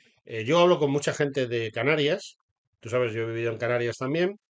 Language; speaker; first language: Spanish; native; Spanish